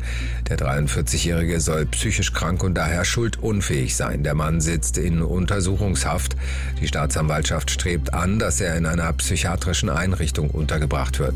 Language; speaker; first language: German; native; German